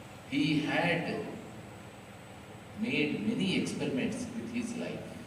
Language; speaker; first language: English; non-native, local second language; Telugu